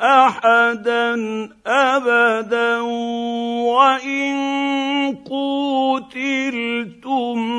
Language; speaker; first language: Arabic; native; Arabic